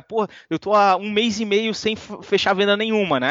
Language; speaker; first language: Portuguese; native; Portuguese